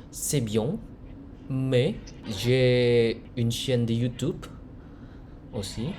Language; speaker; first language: French; non-native, fluent; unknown